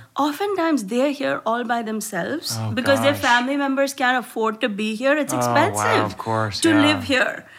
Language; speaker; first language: English; non-native, local second language; Gujarati